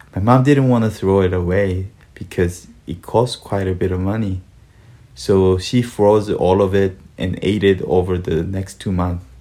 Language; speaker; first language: English; early bilingual, other home language; Korean